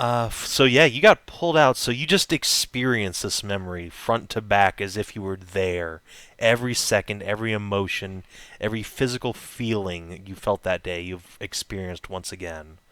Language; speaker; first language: English; native; English